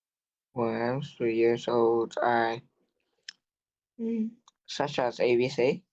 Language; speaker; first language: English; non-native, learner; Chinese